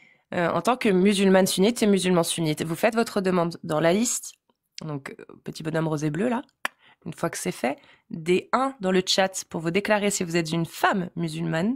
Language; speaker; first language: French; native; French